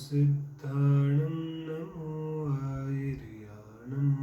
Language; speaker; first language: Hindi; non-native, local second language; Kannada